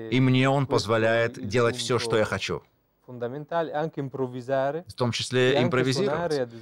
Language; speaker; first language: Russian; non-native, fluent; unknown